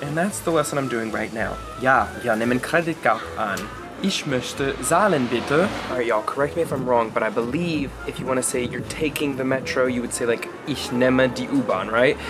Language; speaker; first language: English; native; English